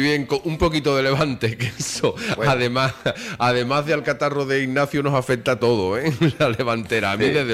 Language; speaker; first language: Spanish; native; Spanish